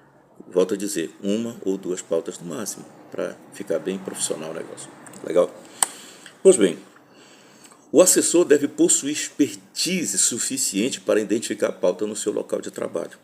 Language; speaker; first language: Portuguese; native; Portuguese